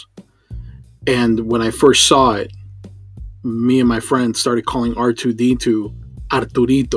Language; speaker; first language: English; early bilingual, other home language; Spanish